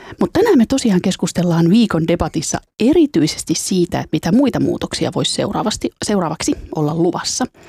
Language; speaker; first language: Finnish; native; Finnish